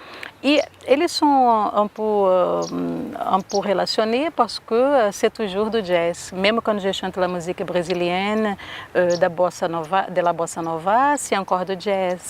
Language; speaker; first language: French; non-native, local second language; Portuguese